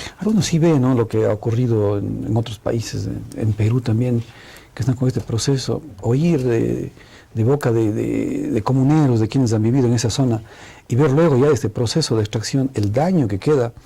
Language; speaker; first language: Spanish; native; Spanish